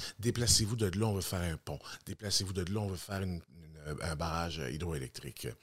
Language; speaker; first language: French; native; French